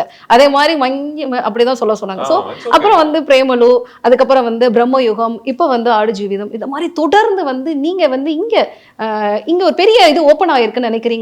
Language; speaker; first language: Tamil; native; Tamil